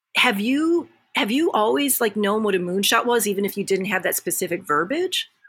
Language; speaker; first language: English; early bilingual, other home language; Japanese